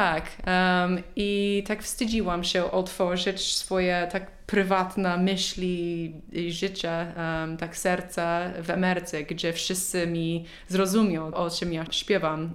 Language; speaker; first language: Polish; non-native, learner; English